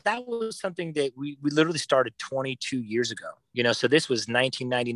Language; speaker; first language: English; native; English